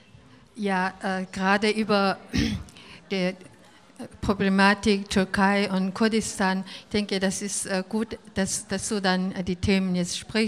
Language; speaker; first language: German; non-native, fluent; Korean